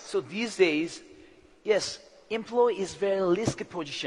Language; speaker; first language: English; non-native, learner; Korean